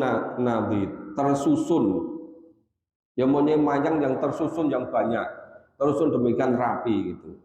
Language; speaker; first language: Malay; non-native, local second language; Javanese